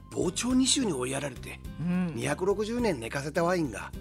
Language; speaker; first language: Japanese; native; Japanese